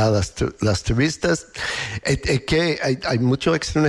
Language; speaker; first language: Spanish; non-native, learner; English